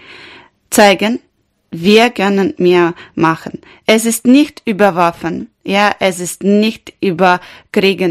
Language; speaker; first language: German; non-native, learner; Ukrainian